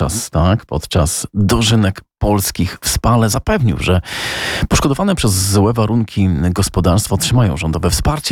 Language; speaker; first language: Polish; native; Polish